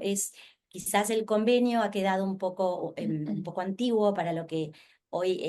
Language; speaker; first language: Spanish; native; Spanish